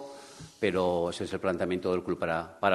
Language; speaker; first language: Spanish; native; Spanish